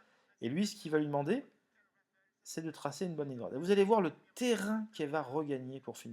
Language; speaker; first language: French; native; French